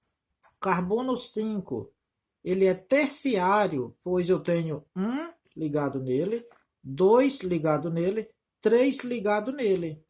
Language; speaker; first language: Portuguese; native; Portuguese